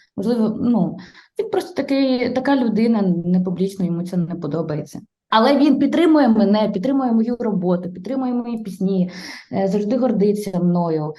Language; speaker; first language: Ukrainian; non-native, local second language; Russian